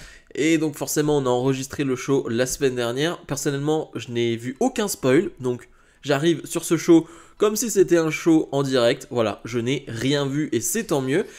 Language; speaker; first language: French; native; French